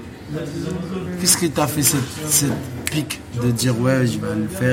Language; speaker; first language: French; non-native, local second language; Arabic